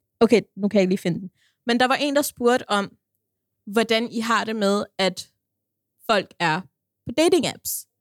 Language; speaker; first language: Danish; early bilingual, other home language; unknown